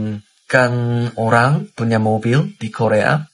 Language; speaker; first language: Indonesian; non-native, learner; Korean